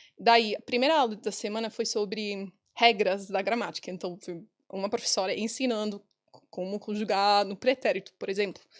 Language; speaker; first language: Portuguese; non-native, fluent; English